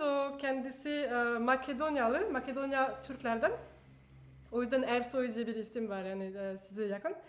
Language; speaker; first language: Turkish; non-native, fluent; French